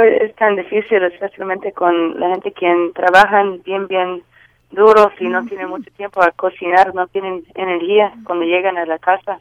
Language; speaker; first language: Spanish; non-native, learner; English